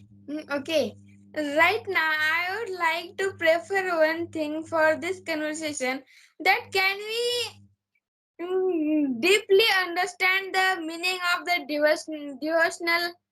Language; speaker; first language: English; non-native, learner; Marathi